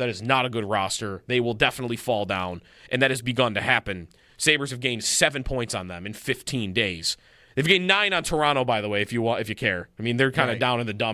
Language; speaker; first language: English; native; English